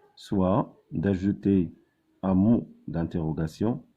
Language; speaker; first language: French; non-native, local second language; Arabic